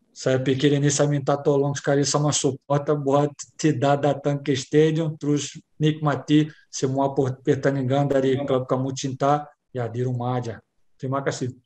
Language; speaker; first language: Indonesian; non-native, learner; Portuguese